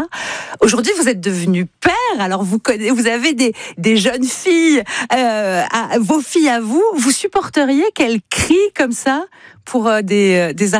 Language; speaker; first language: French; native; French